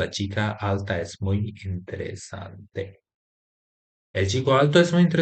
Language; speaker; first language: Spanish; non-native, fluent; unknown